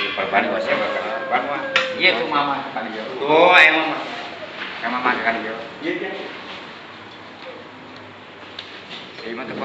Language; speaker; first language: Indonesian; non-native, local second language; Sundanese